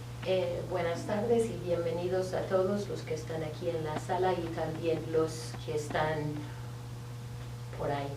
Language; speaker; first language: Spanish; early bilingual, heritage; Spanish